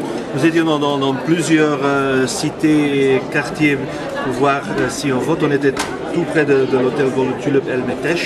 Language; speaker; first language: French; non-native, local second language; Dutch